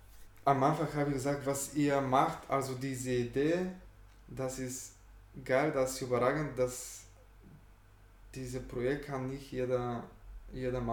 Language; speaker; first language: German; non-native, fluent; Bulgarian